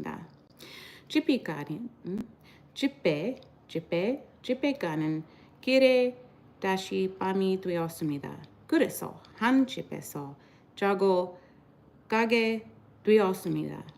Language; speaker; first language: Korean; non-native, learner; English